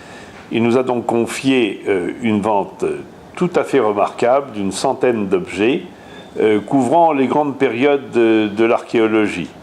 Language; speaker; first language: French; native; French